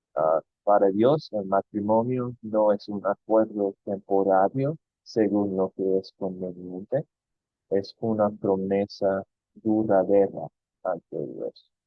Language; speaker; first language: Spanish; non-native, fluent; English